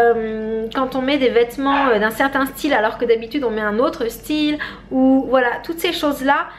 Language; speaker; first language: French; native; French